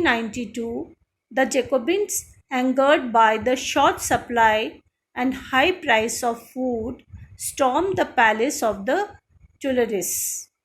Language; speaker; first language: English; non-native, local second language; Hindi